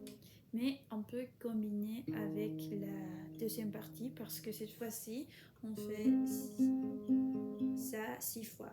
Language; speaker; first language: French; non-native, fluent; Spanish